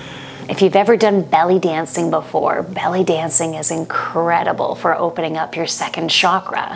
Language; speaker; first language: English; native; English